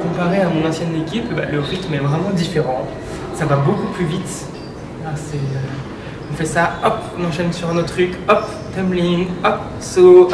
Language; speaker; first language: French; native; French